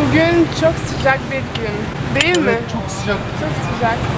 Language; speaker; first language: Turkish; non-native, learner; French